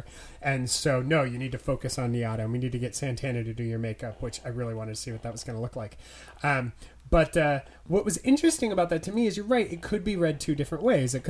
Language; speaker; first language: English; native; English